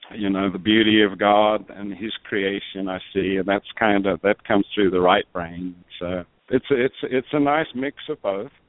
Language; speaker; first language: English; native; English